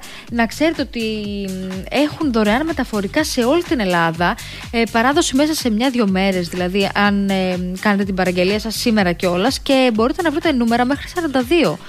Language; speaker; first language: Greek; native; Greek